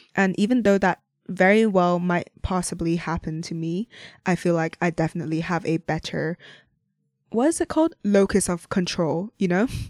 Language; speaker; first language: English; non-native, local second language; Cantonese